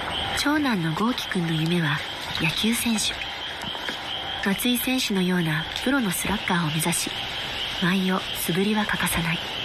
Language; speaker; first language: Japanese; native; Japanese